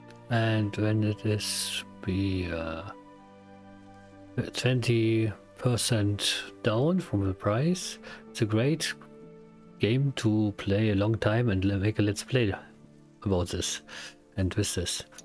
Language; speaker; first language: English; non-native, learner; German